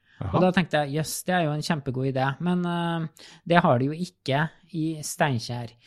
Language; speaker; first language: Norwegian; native; Norwegian